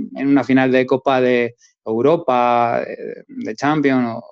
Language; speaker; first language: Spanish; native; Spanish